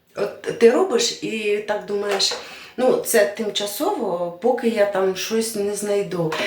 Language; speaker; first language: Ukrainian; non-native, local second language; Russian